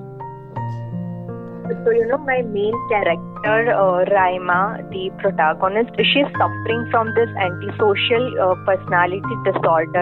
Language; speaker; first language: English; non-native, local second language; Gujarati